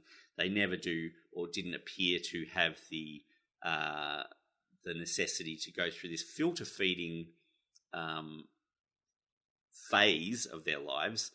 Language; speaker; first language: English; native; English